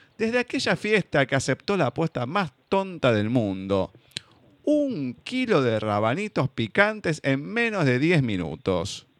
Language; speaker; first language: Spanish; native; Spanish